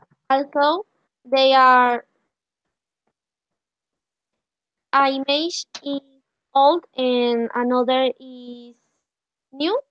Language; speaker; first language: English; non-native, learner; Spanish